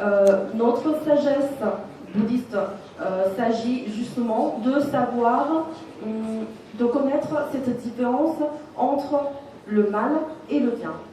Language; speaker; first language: French; non-native, fluent; Chinese